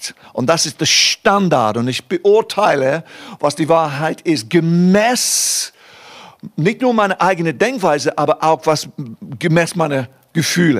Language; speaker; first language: German; non-native, fluent; English